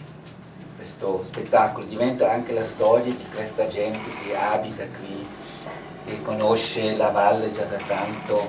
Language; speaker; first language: Italian; non-native, fluent; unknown